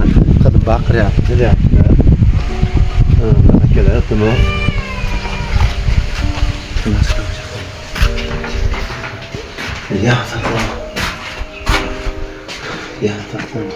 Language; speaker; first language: Turkish; non-native, learner; Uzbek